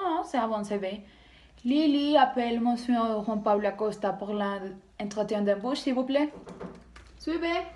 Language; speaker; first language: French; non-native, learner; Spanish